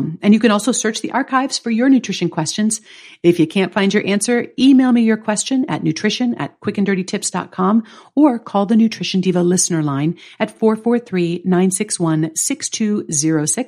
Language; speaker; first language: English; native; English